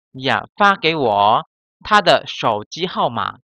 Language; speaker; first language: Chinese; non-native, fluent; Indonesian